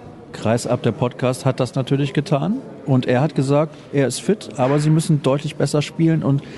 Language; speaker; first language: German; native; German